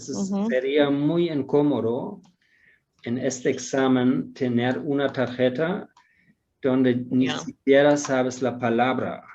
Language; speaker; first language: Spanish; non-native, fluent; German